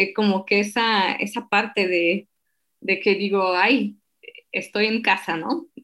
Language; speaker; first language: Spanish; non-native, fluent; Slovak